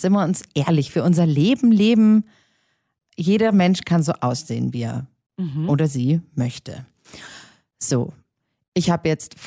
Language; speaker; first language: German; native; German